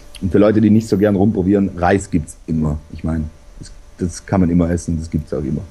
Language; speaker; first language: German; native; German